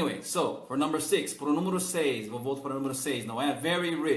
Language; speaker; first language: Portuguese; non-native, learner; English